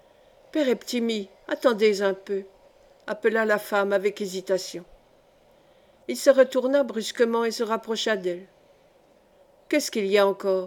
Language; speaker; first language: French; native; French